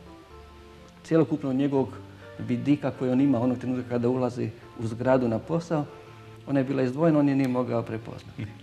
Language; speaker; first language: Croatian; native; Croatian